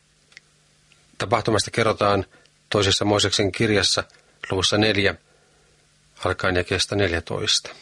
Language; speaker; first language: Finnish; native; Finnish